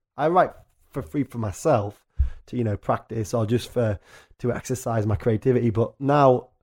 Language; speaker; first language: English; native; English